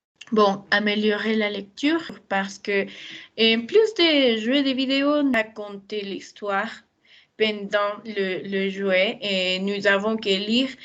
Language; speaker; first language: French; non-native, learner; Spanish